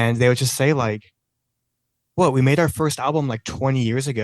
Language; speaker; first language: English; native; English